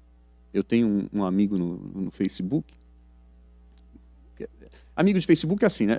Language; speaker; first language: Portuguese; native; Portuguese